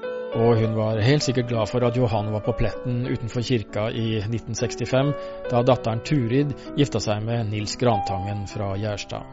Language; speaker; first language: Norwegian; native; Norwegian